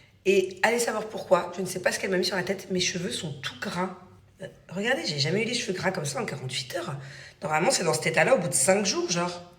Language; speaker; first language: French; native; French